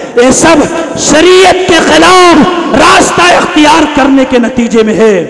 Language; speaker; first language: Urdu; native; Urdu